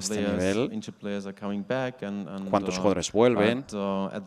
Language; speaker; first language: Spanish; non-native, learner; German